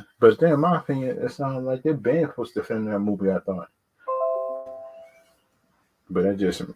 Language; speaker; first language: English; native; English